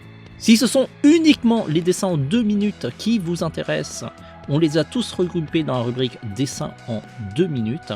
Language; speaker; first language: French; native; French